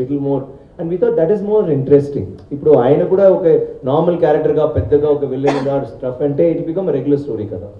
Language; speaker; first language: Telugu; non-native, learner; Tamil